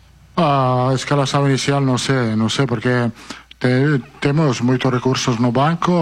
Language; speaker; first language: Portuguese; non-native, fluent; Italian